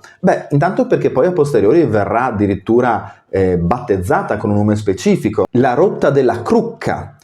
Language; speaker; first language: Italian; native; Italian